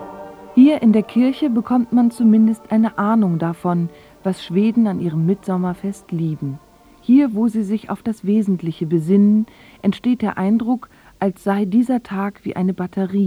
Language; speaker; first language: German; native; German